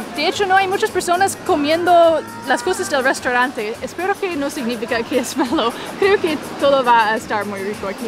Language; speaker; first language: Spanish; non-native, fluent; English